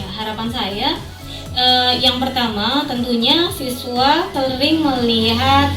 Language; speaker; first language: Indonesian; native; Indonesian